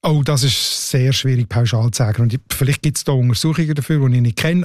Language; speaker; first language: German; native; German